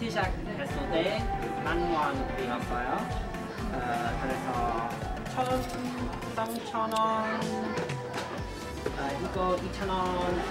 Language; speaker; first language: Korean; non-native, learner; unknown